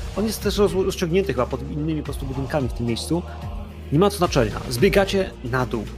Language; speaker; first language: Polish; native; Polish